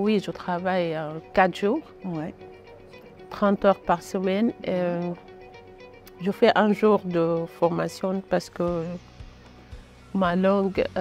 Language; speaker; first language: French; non-native, learner; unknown